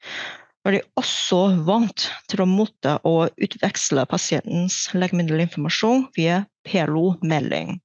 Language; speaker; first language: Norwegian; non-native, fluent; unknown